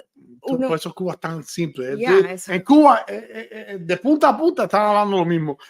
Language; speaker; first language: Spanish; early bilingual, heritage; Spanish